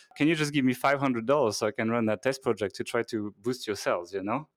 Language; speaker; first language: English; non-native, fluent; French